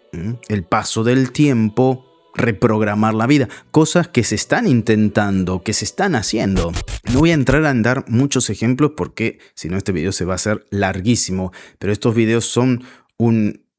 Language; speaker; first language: Spanish; native; Spanish